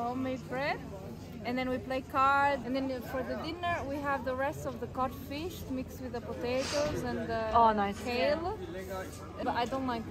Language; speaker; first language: English; non-native, fluent; Portuguese